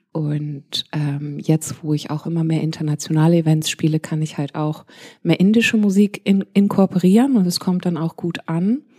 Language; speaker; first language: German; early bilingual, heritage; German